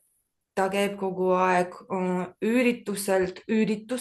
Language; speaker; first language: Estonian; non-native, learner; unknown